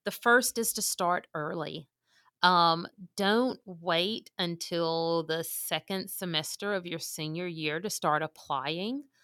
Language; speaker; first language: English; native; English